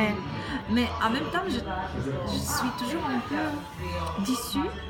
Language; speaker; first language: French; non-native, fluent; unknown